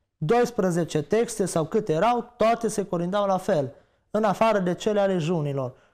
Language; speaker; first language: Romanian; native; Romanian